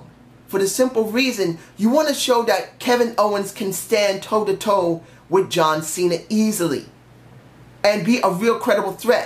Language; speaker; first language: English; native; English